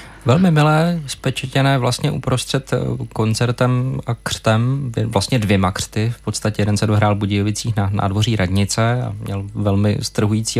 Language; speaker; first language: Czech; native; Czech